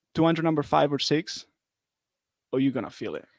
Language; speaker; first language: English; non-native, fluent; Italian